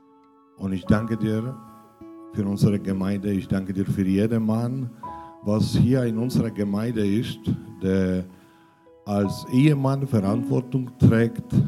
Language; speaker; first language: German; non-native, fluent; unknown